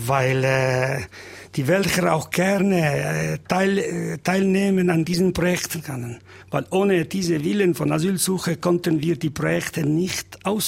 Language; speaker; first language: German; non-native, learner; Albanian